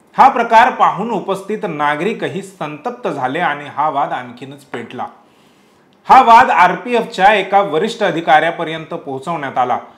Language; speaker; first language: Marathi; native; Marathi